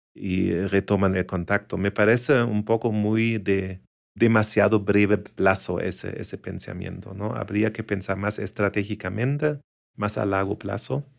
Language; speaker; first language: Spanish; non-native, fluent; German